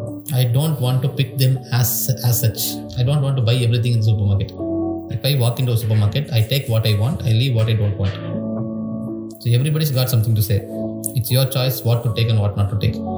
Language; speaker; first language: English; non-native, local second language; Tamil